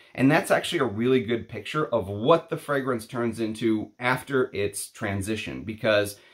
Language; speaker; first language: English; non-native, fluent; Arabic